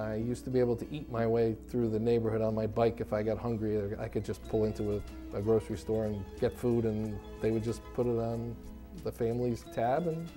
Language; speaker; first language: English; native; English